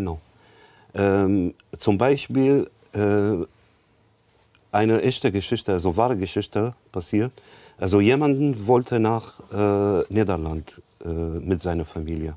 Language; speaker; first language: German; non-native, learner; Arabic